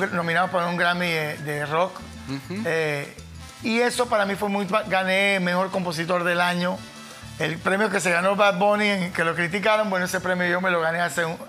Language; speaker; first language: Spanish; native; Spanish